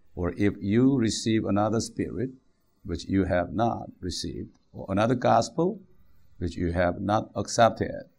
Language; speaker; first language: English; non-native, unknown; Korean